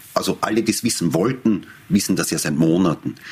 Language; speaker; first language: German; native; German